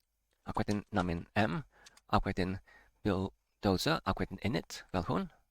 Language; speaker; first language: Welsh; non-native, learner; Polish